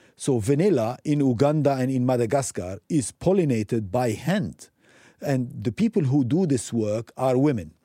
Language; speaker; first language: English; non-native, fluent; Arabic